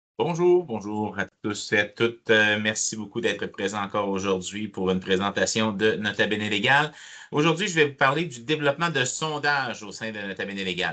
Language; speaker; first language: French; native; French